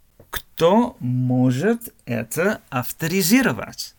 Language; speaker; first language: Russian; non-native, fluent; German